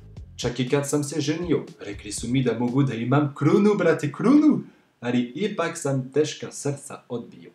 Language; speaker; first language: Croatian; non-native, fluent; French